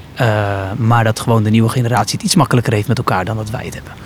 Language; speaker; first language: Dutch; early bilingual, other home language; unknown